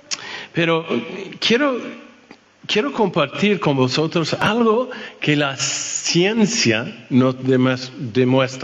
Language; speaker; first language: Spanish; non-native, fluent; French